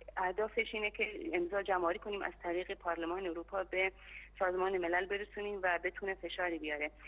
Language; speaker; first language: Persian; non-native, local second language; Kurdish